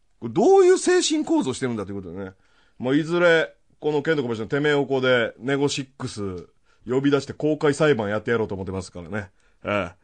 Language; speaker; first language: Japanese; native; Japanese